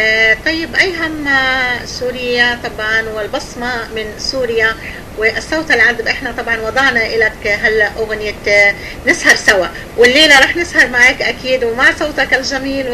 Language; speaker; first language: Arabic; native; Arabic